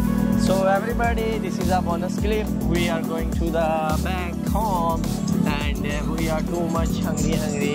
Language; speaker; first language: English; non-native, learner; Urdu